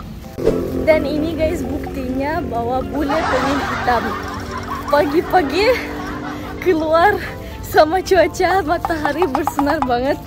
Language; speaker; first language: Indonesian; non-native, fluent; German